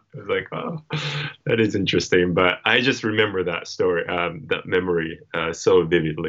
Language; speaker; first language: English; non-native, fluent; Japanese